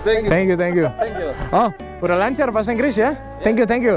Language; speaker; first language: Indonesian; non-native, learner; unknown